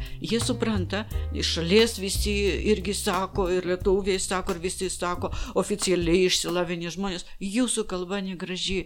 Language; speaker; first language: Lithuanian; non-native, local second language; Polish